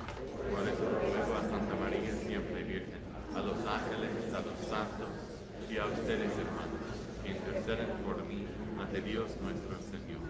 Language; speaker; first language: Spanish; non-native, fluent; English